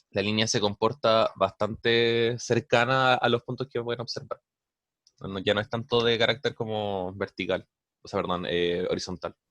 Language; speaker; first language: Spanish; native; Spanish